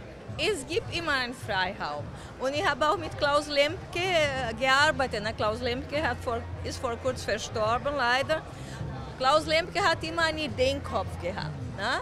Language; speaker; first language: German; non-native, fluent; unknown